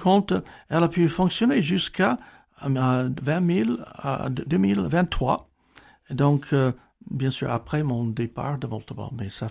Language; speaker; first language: French; non-native, fluent; English